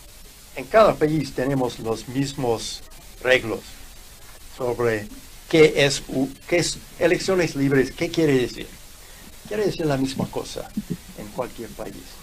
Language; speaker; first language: Spanish; non-native, fluent; English